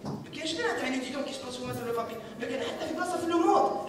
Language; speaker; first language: French; non-native, local second language; Arabic